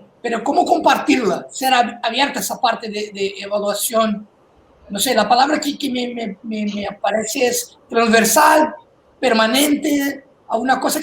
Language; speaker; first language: Spanish; non-native, fluent; Portuguese